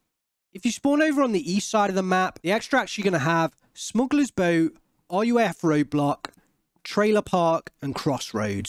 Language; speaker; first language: English; native; English